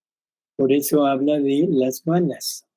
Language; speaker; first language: Spanish; native; Spanish